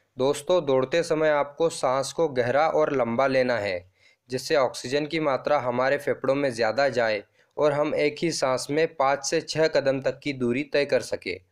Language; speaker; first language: Hindi; non-native, local second language; Marathi